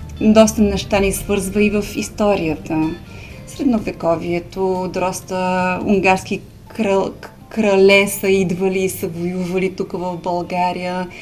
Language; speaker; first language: Bulgarian; early bilingual, heritage; Hungarian